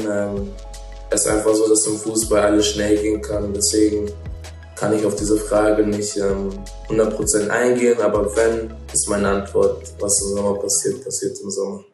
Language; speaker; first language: German; native; German